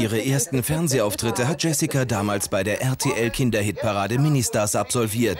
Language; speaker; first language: German; native; German